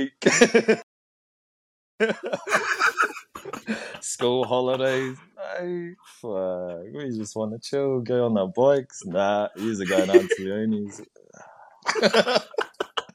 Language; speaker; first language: English; native; English